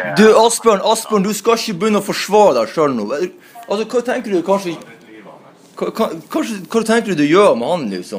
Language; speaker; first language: Norwegian; native; Norwegian